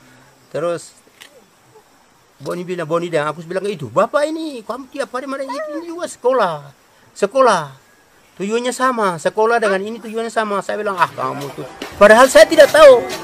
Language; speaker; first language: Indonesian; non-native, local second language; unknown